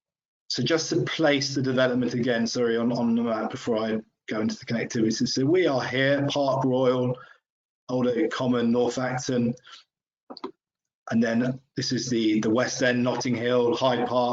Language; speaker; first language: English; native; English